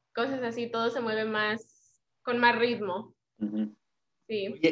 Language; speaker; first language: Spanish; early bilingual, heritage; Spanish